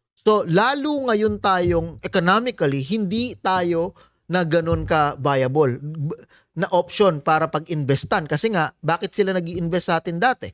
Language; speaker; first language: Filipino; native; Filipino